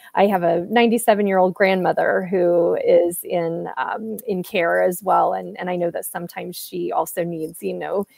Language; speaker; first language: English; native; English